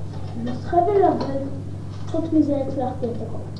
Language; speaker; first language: Hebrew; early bilingual, other home language; English